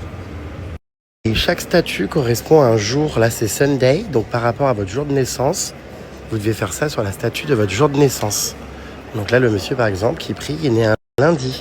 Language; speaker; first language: French; native; French